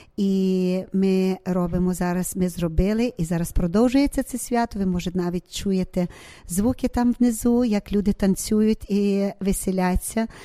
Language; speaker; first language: Ukrainian; native; Ukrainian